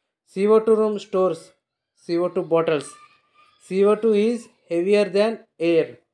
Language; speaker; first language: English; non-native, local second language; Telugu